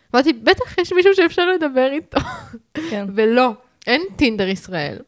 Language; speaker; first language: Hebrew; native; Hebrew